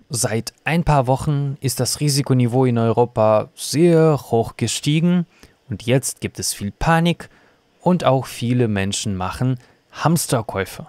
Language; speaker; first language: German; non-native, fluent; Russian